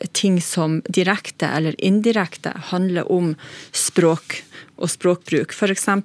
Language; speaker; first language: Norwegian; native; Norwegian